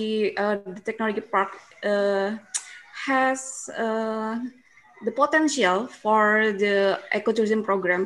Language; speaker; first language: English; non-native, learner; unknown